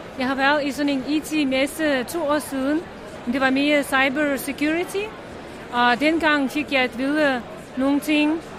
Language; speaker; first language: Danish; non-native, fluent; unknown